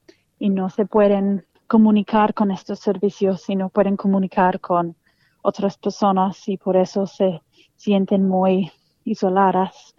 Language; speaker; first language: Spanish; non-native, fluent; English